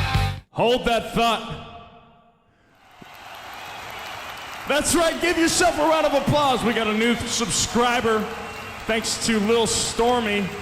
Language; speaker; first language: English; native; English